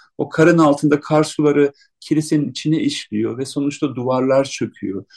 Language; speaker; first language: Turkish; native; Turkish